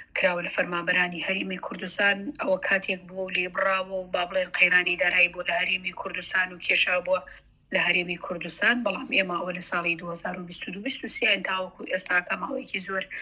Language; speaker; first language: Central Kurdish; native; Central Kurdish